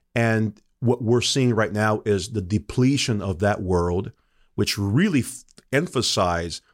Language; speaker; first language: English; non-native, fluent; Portuguese